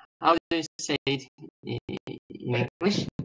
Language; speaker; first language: English; non-native, learner; Russian